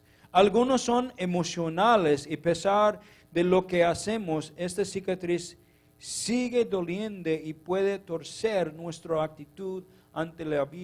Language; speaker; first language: Spanish; non-native, learner; English